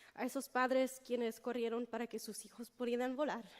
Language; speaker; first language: Spanish; early bilingual, heritage; Spanish